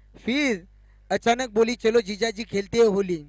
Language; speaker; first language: Hindi; non-native, local second language; Marathi